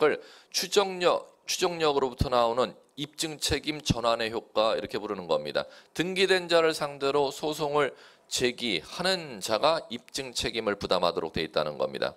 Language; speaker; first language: Korean; native; Korean